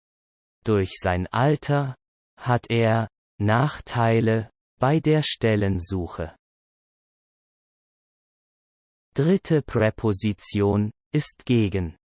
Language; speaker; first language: German; non-native, learner; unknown